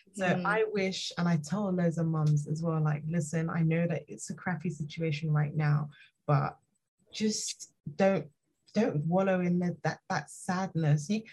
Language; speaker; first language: English; native; English